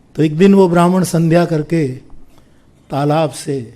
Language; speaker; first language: Hindi; non-native, local second language; Gujarati